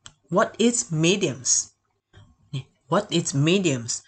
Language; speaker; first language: English; non-native, fluent; Japanese